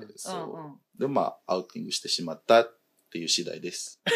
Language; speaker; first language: Japanese; non-native, fluent; Filipino